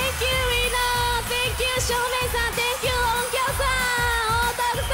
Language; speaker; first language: Japanese; non-native, fluent; Korean